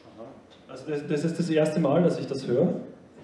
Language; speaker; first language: German; native; German